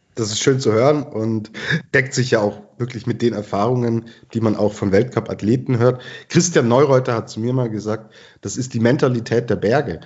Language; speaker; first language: German; native; German